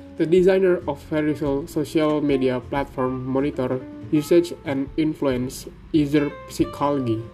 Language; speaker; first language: English; non-native, learner; Indonesian